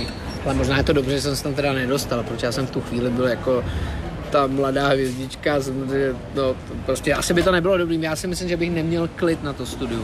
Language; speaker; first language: Czech; native; Czech